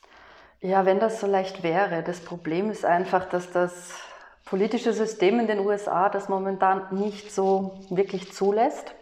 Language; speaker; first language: German; native; German